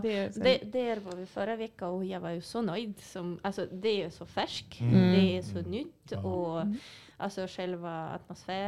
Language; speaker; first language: Swedish; non-native, fluent; Russian